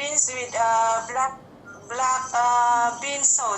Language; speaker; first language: English; non-native, learner; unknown